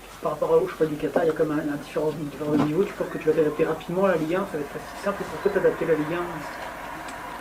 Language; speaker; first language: French; native; French